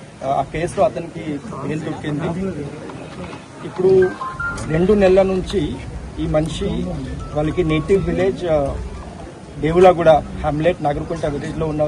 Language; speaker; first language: Telugu; non-native, learner; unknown